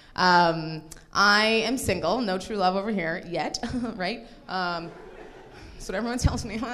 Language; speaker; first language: English; native; English